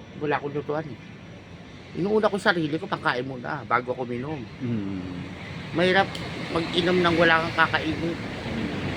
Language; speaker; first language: Filipino; non-native, local second language; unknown